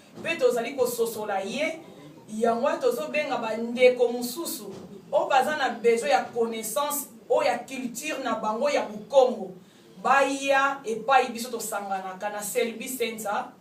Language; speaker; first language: Lingala; non-native, local second language; Kongo